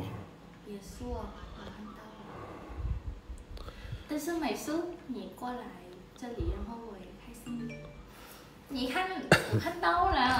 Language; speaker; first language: Chinese; non-native, learner; Vietnamese